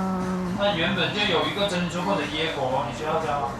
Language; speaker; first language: Chinese; native; Chinese